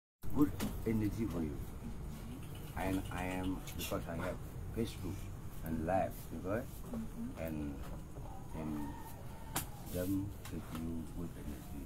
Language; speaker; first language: English; non-native, learner; Balinese